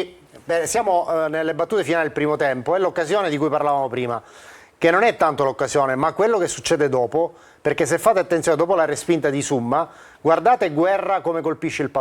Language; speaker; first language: Italian; native; Italian